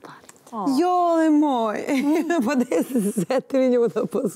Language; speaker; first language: Serbian; native; Serbian